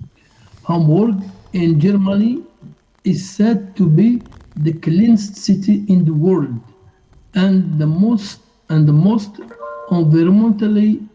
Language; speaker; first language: English; non-native, learner; Arabic